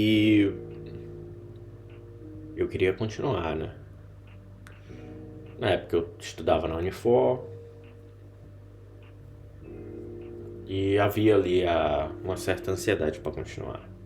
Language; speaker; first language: Portuguese; native; Portuguese